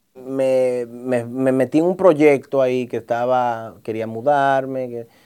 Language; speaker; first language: Spanish; early bilingual, heritage; Spanish